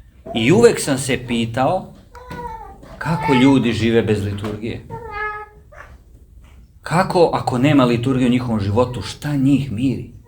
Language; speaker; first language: Serbian; native; Serbian